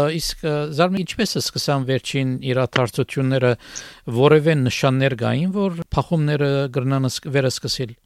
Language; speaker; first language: Armenian; early bilingual, heritage; Armenian